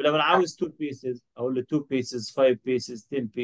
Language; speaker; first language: Arabic; native; Arabic